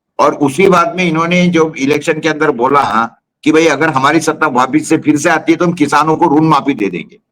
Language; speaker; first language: Hindi; non-native, local second language; Marathi